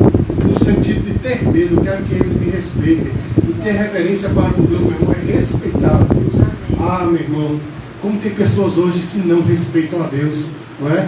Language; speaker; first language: Portuguese; native; Portuguese